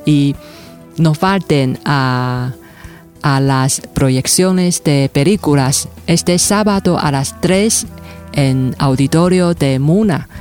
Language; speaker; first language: Spanish; non-native, fluent; Chinese